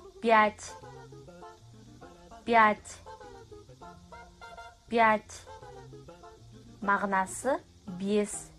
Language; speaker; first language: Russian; non-native, fluent; Kazakh